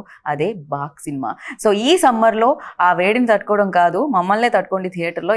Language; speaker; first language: Telugu; native; Telugu